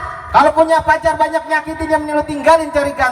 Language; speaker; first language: Indonesian; native; Indonesian